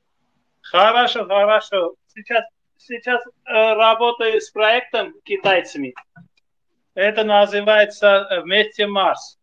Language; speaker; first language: Russian; non-native, fluent; Armenian